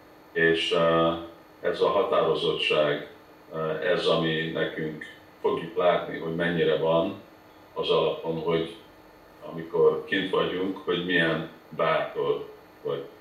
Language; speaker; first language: Hungarian; early bilingual, heritage; Hungarian